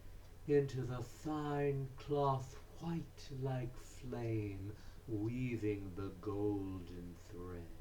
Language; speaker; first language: English; native; English